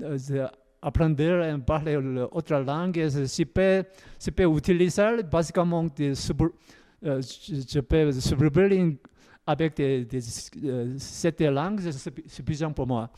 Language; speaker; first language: French; non-native, learner; Korean